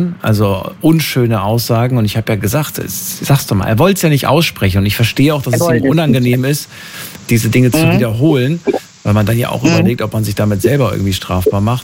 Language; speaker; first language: German; native; German